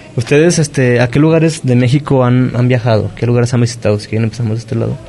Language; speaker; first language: Spanish; native; Spanish